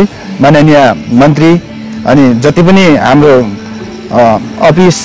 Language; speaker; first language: Nepali; native; Nepali